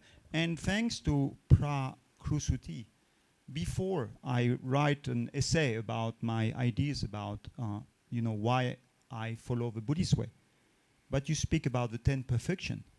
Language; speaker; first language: English; non-native, fluent; French